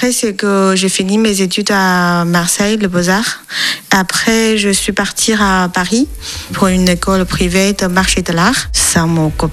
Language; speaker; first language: French; non-native, learner; Chinese